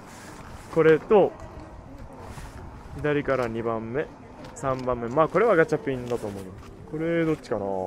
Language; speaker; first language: Japanese; native; Japanese